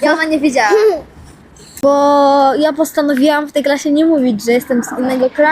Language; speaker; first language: Polish; early bilingual, other home language; Russian